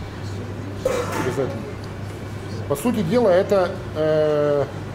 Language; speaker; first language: Russian; native; Russian